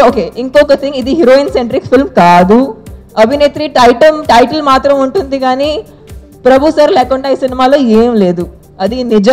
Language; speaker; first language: Telugu; non-native, fluent; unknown